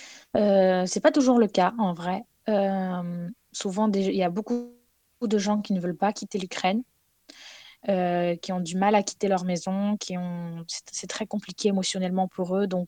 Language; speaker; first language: French; non-native, fluent; Ukrainian